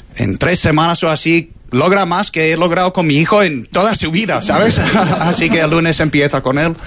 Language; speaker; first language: Spanish; non-native, fluent; English